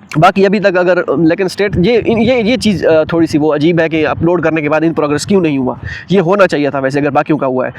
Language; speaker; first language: Urdu; non-native, local second language; Saraiki